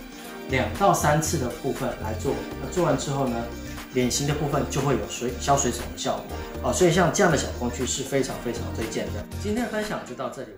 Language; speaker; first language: Chinese; native; Chinese